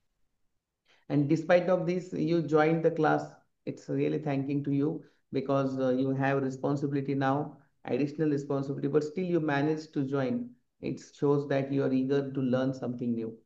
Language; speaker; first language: English; non-native, local second language; Marathi